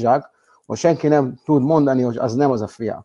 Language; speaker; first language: Hungarian; non-native, learner; Hebrew